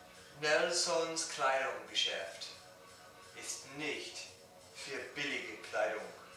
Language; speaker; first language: German; non-native, learner; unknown